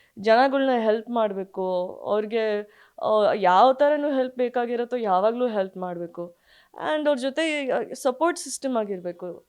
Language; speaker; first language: Kannada; early bilingual, heritage; Kannada